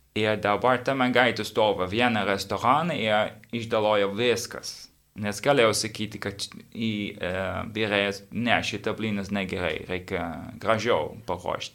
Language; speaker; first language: Lithuanian; non-native, learner; English